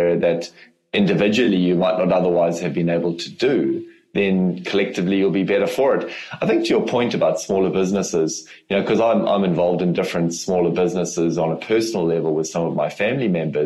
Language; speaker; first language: English; native; English